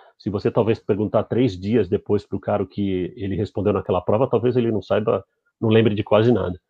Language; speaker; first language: Portuguese; early bilingual, other home language; Spanish